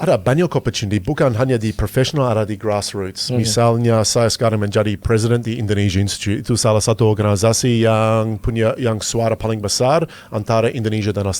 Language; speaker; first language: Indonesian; non-native, fluent; English